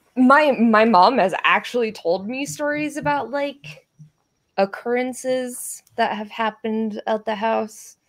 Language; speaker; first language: English; native; English